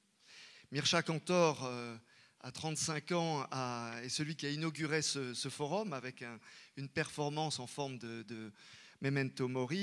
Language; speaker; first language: French; native; French